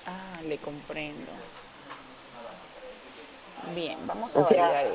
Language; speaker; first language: Spanish; native; Spanish